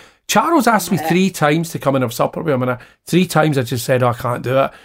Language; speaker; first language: English; native; English